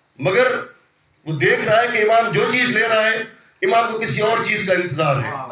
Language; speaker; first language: Urdu; non-native, local second language; Sindhi